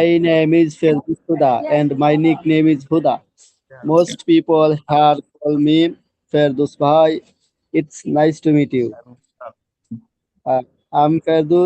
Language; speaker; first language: English; non-native, learner; Bangla